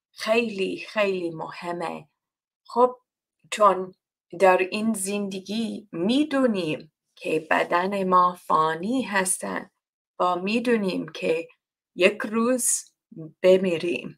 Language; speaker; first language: Persian; non-native, learner; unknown